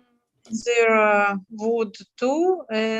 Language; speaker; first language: English; non-native, learner; Russian